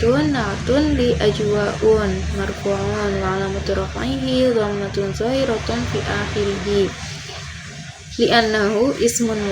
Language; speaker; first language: Arabic; non-native, learner; Indonesian